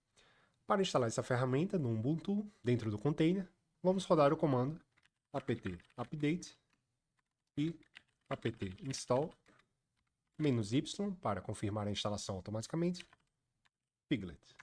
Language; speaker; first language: Portuguese; native; Portuguese